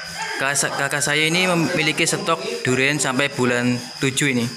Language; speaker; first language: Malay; non-native, local second language; Javanese